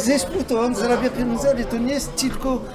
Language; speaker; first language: Polish; non-native, learner; French